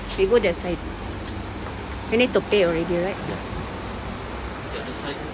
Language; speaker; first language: English; non-native, learner; Filipino